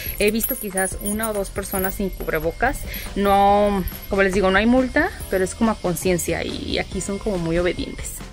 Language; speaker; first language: Spanish; native; Spanish